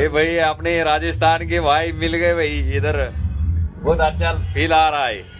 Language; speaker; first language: Hindi; non-native, local second language; Marathi